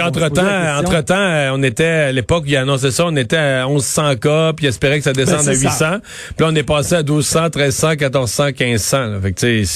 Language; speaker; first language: French; native; French